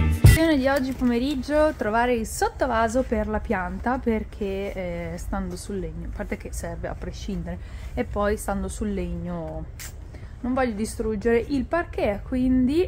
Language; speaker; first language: Italian; native; Italian